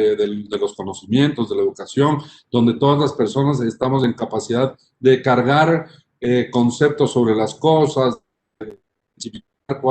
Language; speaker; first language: Spanish; native; Spanish